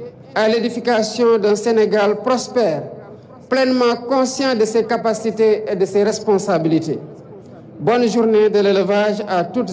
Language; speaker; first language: French; non-native, local second language; Wolof